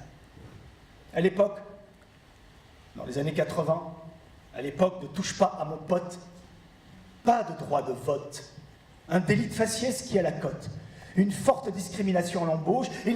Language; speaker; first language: French; early bilingual, other home language; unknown